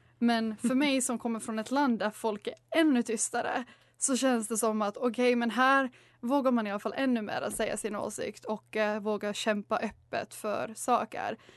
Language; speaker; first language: Swedish; native; Swedish